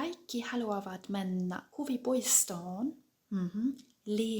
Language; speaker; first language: Finnish; non-native, fluent; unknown